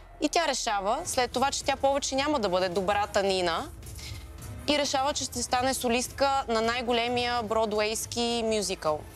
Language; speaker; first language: Bulgarian; early bilingual, other home language; Ukrainian